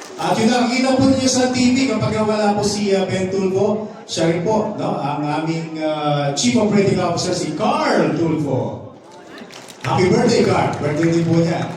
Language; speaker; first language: Filipino; native; Filipino